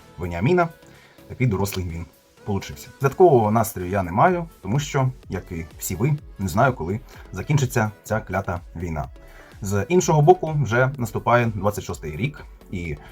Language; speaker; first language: Ukrainian; non-native, local second language; Russian